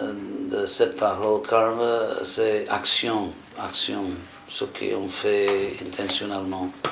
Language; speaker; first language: French; non-native, fluent; English